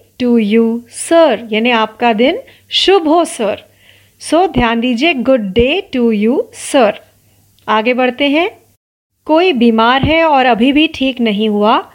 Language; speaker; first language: Hindi; non-native, local second language; Marathi